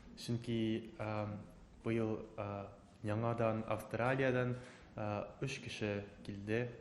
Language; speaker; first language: Tatar; non-native, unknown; Japanese